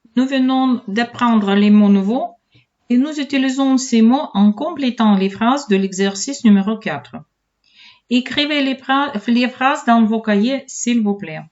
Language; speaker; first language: French; non-native, fluent; Ukrainian